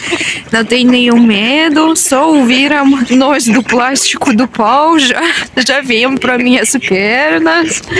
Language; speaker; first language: Portuguese; non-native, learner; Russian